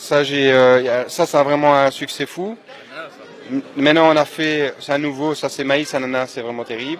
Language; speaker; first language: French; native; French